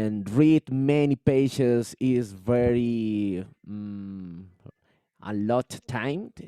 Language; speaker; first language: English; non-native, learner; Spanish